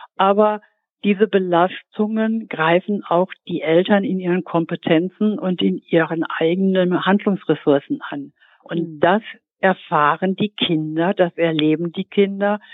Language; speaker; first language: German; native; German